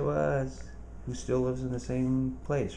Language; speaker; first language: English; native; English